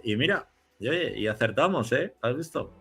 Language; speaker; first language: Spanish; native; Spanish